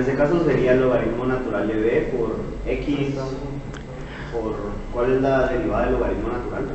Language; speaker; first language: Spanish; native; Spanish